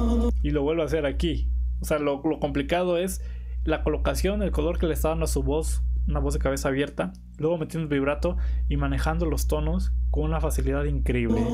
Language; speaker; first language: Spanish; native; Spanish